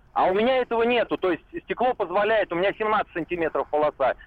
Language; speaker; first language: Russian; native; Russian